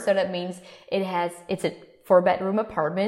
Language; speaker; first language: English; non-native, fluent; Dutch